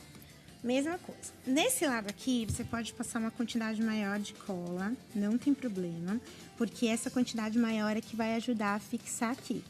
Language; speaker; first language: Portuguese; native; Portuguese